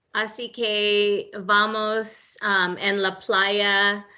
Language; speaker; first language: Spanish; non-native, learner; English